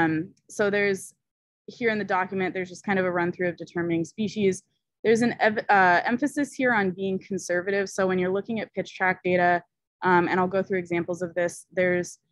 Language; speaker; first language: English; native; English